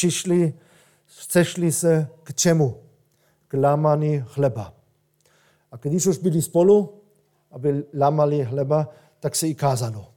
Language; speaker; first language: Czech; non-native, fluent; German